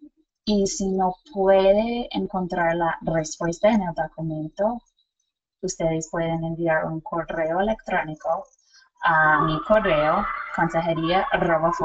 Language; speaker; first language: Spanish; non-native, fluent; English